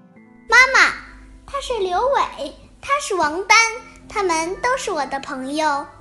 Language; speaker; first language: Chinese; non-native, learner; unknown